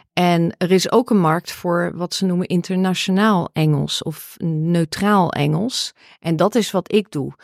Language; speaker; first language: Dutch; early bilingual, heritage; Dutch